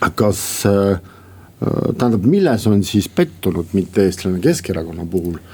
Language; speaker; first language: Estonian; non-native, local second language; Russian